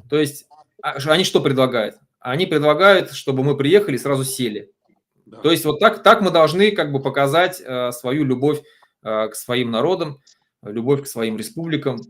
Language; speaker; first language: Russian; native; Russian